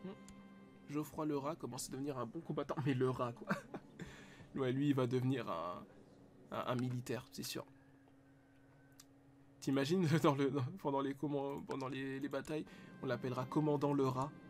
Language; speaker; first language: French; native; French